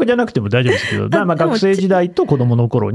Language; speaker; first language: Japanese; native; Japanese